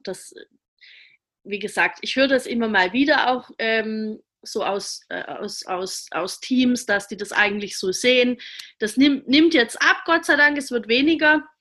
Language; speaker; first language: German; native; German